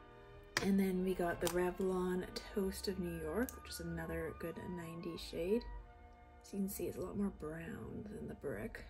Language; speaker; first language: English; native; English